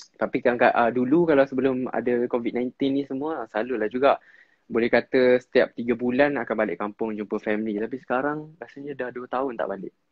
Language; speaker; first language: Malay; non-native, local second language; Min Nan Chinese